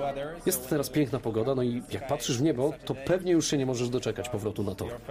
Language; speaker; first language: Polish; native; Polish